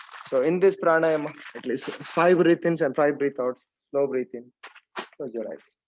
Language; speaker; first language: English; non-native, local second language; Telugu